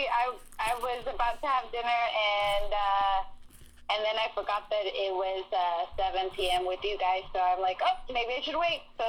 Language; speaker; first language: English; early bilingual, other home language; Spanish